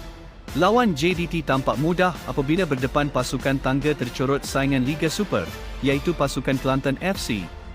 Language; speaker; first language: Malay; native; Malay